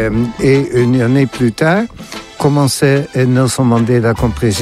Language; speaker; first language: French; non-native, fluent; Dutch